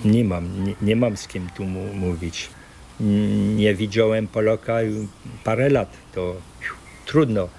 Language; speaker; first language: Polish; early bilingual, heritage; French